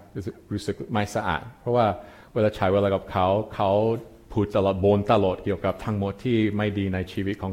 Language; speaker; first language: Thai; non-native, fluent; English